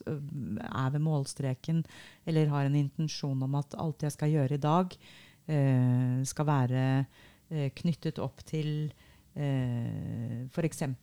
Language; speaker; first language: Norwegian; native; Norwegian